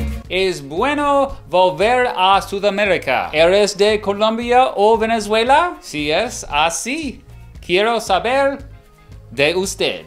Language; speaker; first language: Spanish; non-native, learner; English